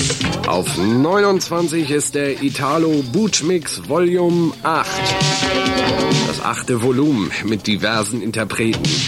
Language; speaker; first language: German; native; German